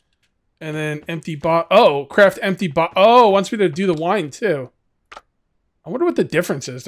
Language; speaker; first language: English; native; English